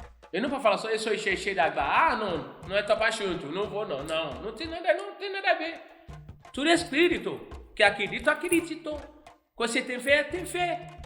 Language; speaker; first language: Portuguese; non-native, fluent; Yoruba